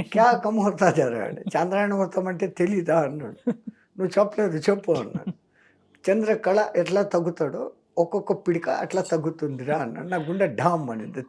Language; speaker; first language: Telugu; non-native, local second language; Hindi